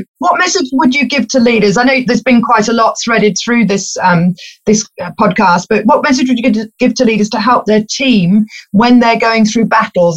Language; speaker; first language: English; native; English